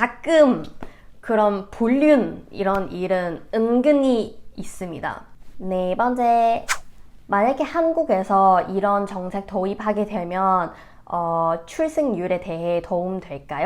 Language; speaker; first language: Korean; non-native, fluent; Cantonese